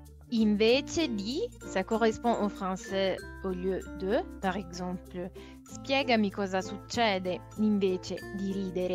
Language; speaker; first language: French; non-native, fluent; Italian